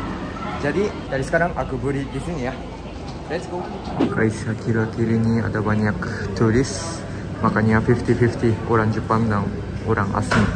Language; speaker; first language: Indonesian; non-native, fluent; Japanese